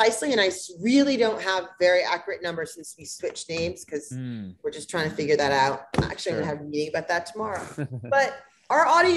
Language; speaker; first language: English; native; English